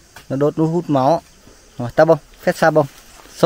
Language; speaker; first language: Vietnamese; native; Vietnamese